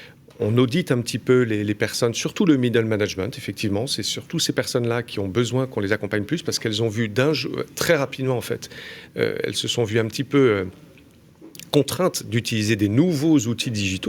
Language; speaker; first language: French; native; French